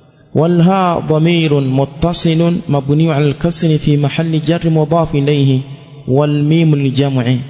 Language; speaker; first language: Arabic; non-native, fluent; Swahili